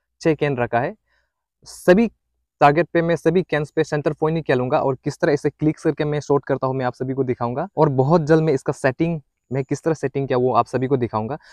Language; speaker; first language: Hindi; non-native, local second language; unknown